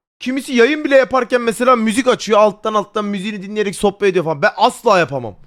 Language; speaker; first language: Turkish; native; Turkish